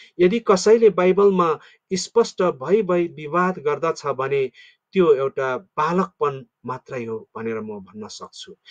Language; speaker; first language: Nepali; non-native, local second language; Limbu